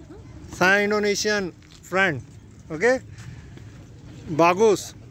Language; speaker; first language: Indonesian; non-native, learner; Urdu